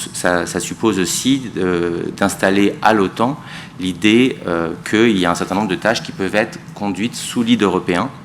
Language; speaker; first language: French; native; French